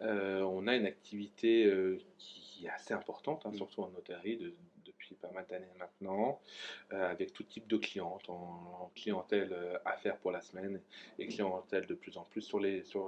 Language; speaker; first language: French; native; French